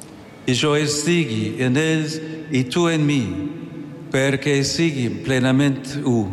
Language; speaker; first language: Catalan; non-native, learner; English